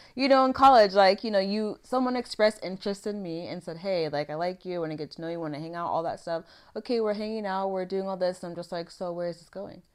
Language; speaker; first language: English; native; English